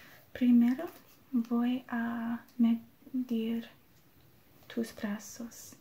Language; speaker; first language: Spanish; non-native, learner; English